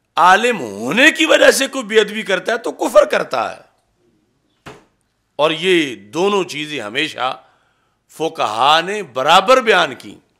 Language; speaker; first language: Urdu; non-native, local second language; Punjabi